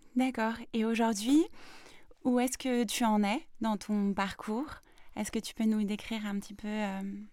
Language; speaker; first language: French; native; French